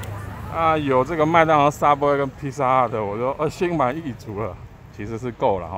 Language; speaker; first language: Chinese; native; Chinese